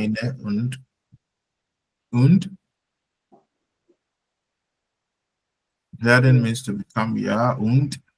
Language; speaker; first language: German; non-native, learner; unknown